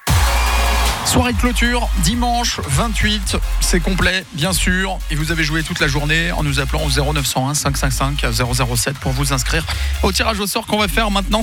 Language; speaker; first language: French; native; French